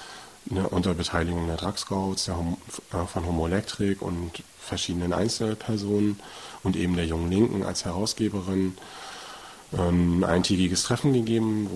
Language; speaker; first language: German; native; German